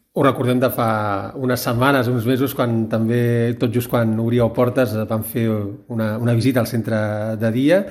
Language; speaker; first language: Catalan; native; Catalan